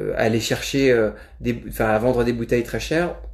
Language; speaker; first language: French; native; French